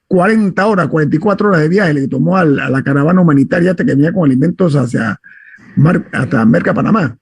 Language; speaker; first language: Spanish; native; Spanish